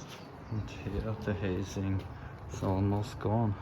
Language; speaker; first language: English; non-native, fluent; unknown